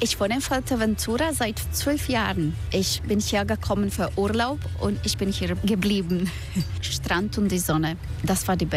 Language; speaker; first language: German; non-native, learner; Croatian